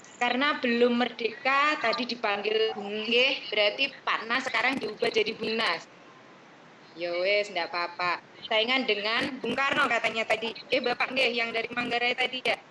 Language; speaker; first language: Indonesian; non-native, local second language; Javanese